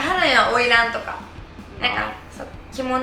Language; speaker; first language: Japanese; native; Japanese